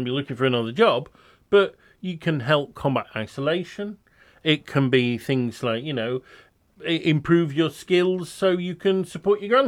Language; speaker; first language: English; native; English